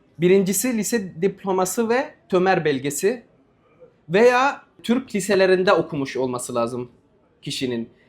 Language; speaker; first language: Turkish; non-native, fluent; Arabic